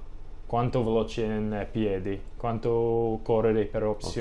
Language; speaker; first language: Italian; non-native, learner; English